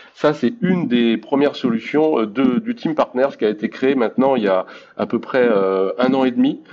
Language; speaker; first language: French; native; French